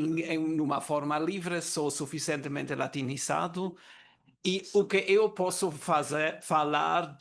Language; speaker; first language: Portuguese; non-native, learner; German